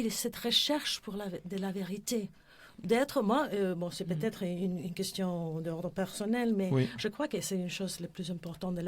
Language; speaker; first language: French; non-native, fluent; Spanish